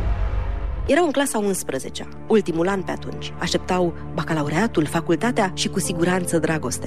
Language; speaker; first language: Romanian; native; Romanian